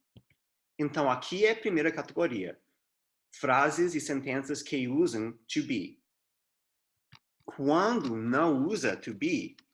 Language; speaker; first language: Portuguese; non-native, fluent; English